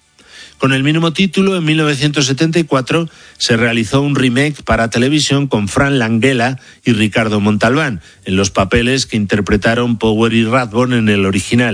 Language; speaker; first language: Spanish; native; Spanish